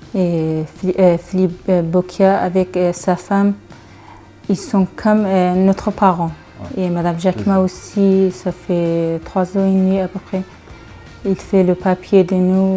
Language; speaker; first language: French; non-native, learner; Kurdish